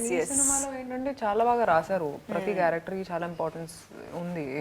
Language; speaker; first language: Telugu; non-native, fluent; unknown